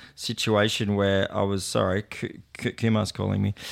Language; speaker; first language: English; native; English